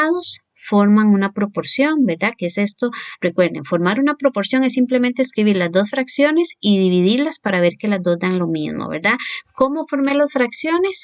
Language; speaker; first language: Spanish; native; Spanish